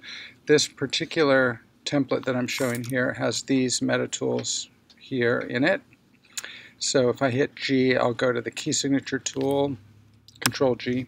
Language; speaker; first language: English; native; English